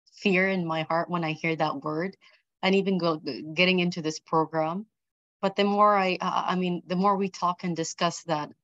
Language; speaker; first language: English; early bilingual, other home language; Arabic